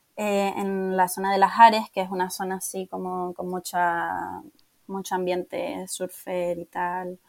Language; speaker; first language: Spanish; native; Spanish